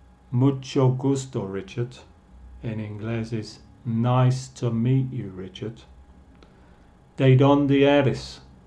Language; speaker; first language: Spanish; non-native, fluent; English